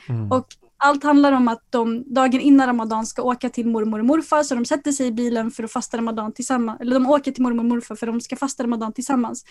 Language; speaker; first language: Swedish; early bilingual, other home language; Arabic